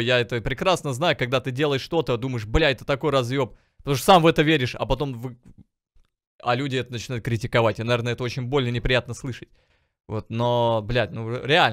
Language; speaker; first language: Russian; native; Russian